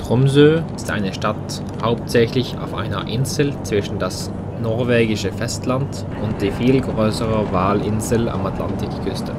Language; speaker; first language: German; non-native, learner; Norwegian